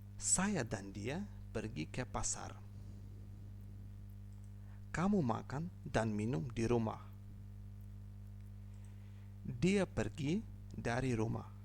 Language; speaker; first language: Indonesian; non-native, fluent; Ukrainian